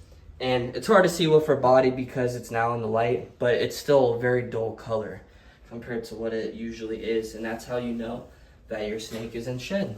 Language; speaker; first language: English; native; English